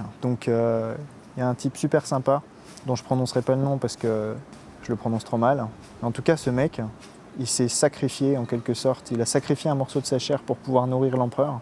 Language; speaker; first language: French; native; French